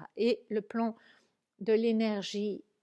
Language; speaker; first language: French; native; French